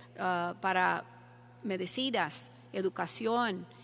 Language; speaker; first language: Spanish; early bilingual, heritage; Spanish